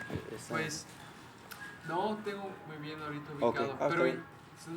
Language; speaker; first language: Spanish; native; Spanish